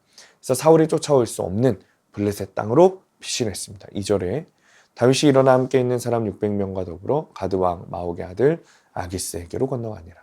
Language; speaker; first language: Korean; native; Korean